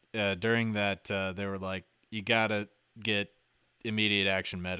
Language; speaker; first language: English; native; English